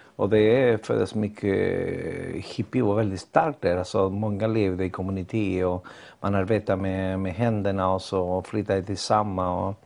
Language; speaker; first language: Swedish; non-native, fluent; Spanish